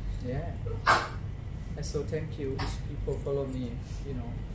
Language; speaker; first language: English; non-native, learner; Thai